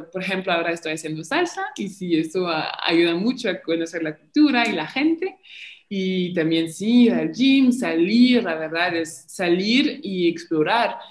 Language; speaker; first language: Spanish; non-native, fluent; French